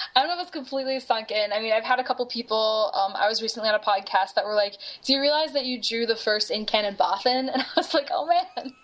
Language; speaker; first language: English; native; English